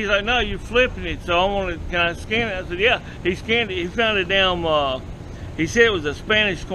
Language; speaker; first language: English; native; English